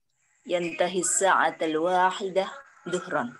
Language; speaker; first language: Arabic; non-native, learner; Indonesian